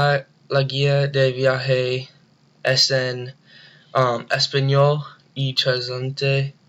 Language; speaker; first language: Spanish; non-native, learner; English